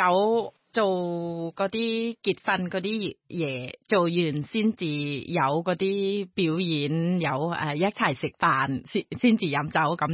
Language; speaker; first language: Cantonese; non-native, fluent; Thai